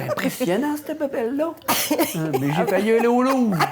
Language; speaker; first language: French; native; French